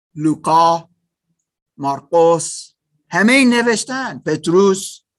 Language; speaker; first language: Persian; non-native, learner; German